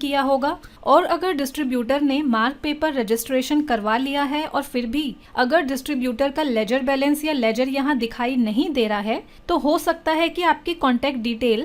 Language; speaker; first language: Hindi; native; Hindi